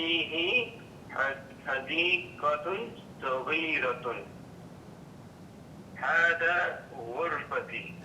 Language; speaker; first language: Arabic; non-native, learner; English